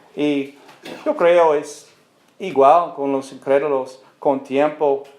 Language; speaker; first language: Spanish; non-native, learner; English